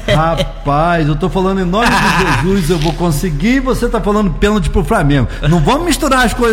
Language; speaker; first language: Portuguese; native; Portuguese